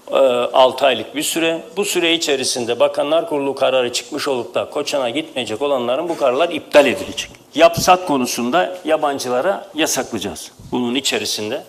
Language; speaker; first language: Turkish; native; Turkish